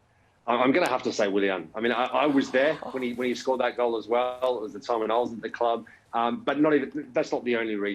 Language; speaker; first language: English; native; English